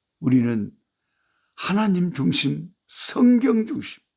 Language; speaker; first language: Korean; native; Korean